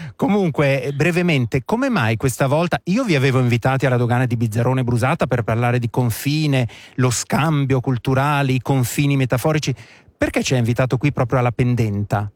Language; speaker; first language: Italian; native; Italian